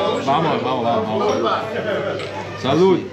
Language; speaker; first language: Spanish; non-native, learner; English